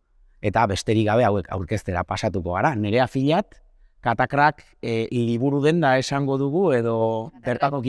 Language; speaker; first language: Basque; native; Basque